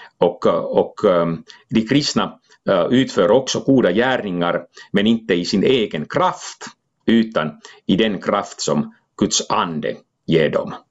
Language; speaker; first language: Swedish; non-native, local second language; Finnish